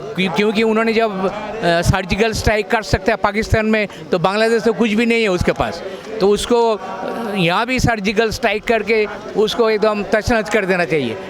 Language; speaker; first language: Hindi; non-native, local second language; Bangla